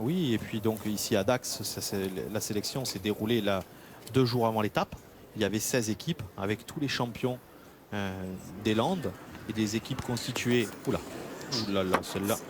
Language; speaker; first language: French; native; French